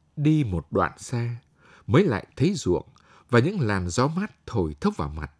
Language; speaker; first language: Vietnamese; native; Vietnamese